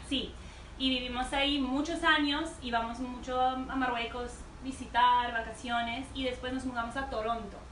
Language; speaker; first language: Spanish; early bilingual, heritage; Spanish